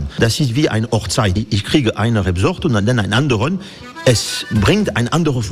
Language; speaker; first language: German; non-native, learner; French